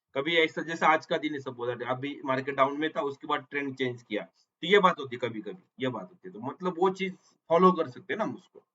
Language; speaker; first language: Hindi; non-native, local second language; Marathi